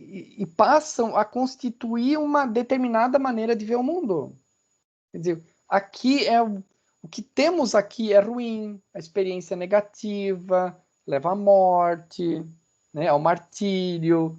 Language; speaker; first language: Portuguese; native; Portuguese